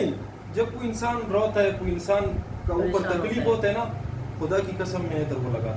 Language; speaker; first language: Hindi; non-native, local second language; Pashto